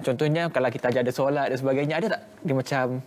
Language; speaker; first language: Malay; native; Malay